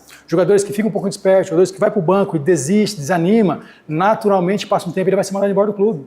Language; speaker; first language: Portuguese; native; Portuguese